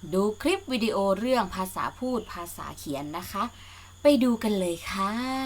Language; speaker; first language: Thai; native; Thai